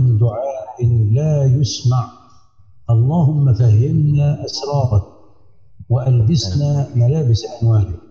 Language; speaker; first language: Arabic; native; Arabic